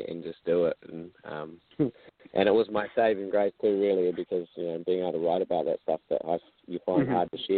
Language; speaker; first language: English; native; English